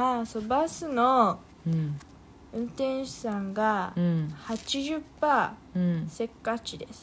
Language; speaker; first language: Japanese; non-native, fluent; Korean